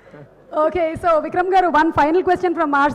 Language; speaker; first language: Telugu; native; Telugu